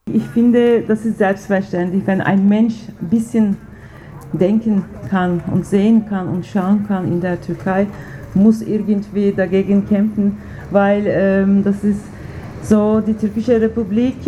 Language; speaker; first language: German; non-native, fluent; Turkish